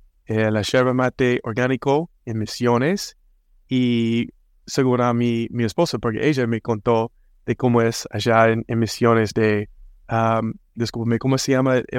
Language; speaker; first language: Spanish; non-native, fluent; English